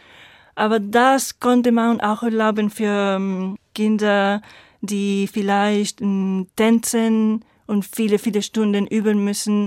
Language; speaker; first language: German; non-native, fluent; Spanish